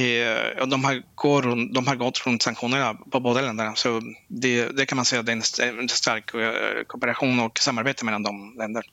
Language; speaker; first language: Swedish; non-native, fluent; Spanish